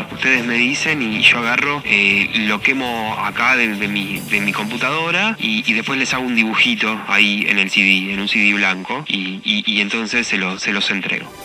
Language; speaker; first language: Spanish; native; Spanish